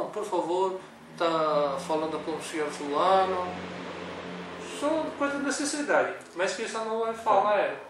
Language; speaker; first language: Portuguese; non-native, learner; Urdu